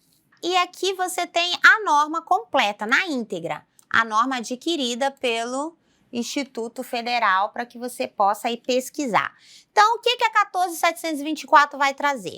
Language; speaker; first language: Portuguese; native; Portuguese